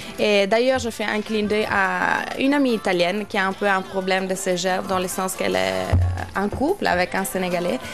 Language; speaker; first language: French; non-native, fluent; Italian